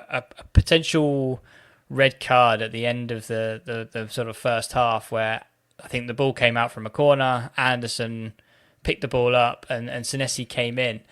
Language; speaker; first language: English; native; English